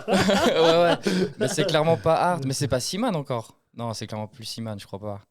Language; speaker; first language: French; native; French